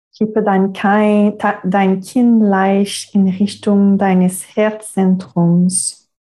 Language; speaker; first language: German; non-native, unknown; French